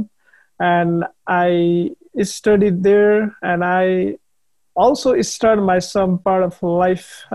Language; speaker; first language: English; non-native, learner; Nepali